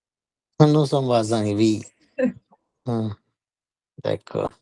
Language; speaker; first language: French; non-native, learner; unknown